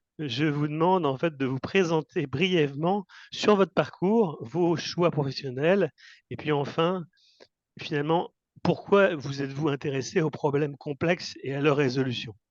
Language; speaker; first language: French; native; French